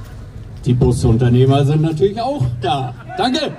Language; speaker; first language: German; native; German